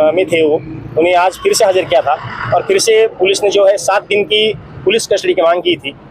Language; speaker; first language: Hindi; non-native, local second language; Marathi